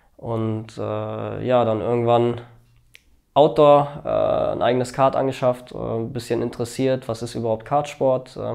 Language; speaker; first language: German; early bilingual, other home language; Albanian